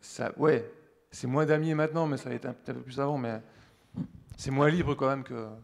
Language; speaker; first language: French; native; French